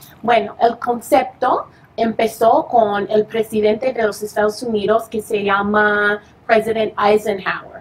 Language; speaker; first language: Spanish; early bilingual, heritage; English